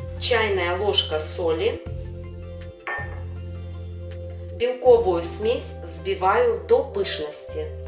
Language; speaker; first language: Russian; native; Russian